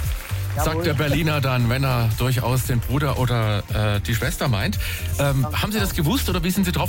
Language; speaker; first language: German; native; German